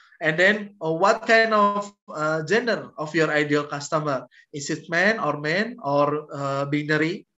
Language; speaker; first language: English; non-native, learner; Indonesian